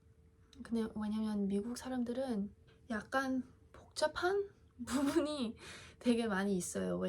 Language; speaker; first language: Korean; early bilingual, heritage; English